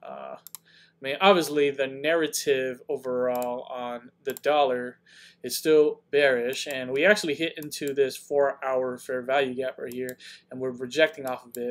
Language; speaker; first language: English; native; English